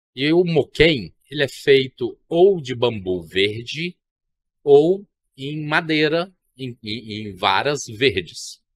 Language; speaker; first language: Portuguese; native; Portuguese